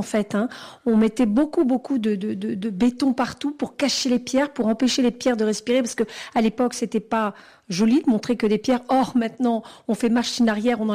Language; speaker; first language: French; native; French